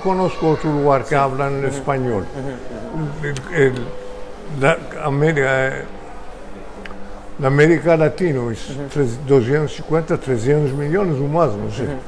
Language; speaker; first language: Spanish; early bilingual, heritage; Ladino